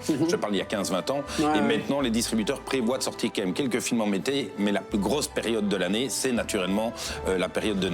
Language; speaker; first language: French; native; French